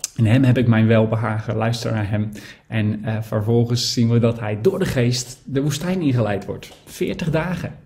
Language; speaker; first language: Dutch; native; Dutch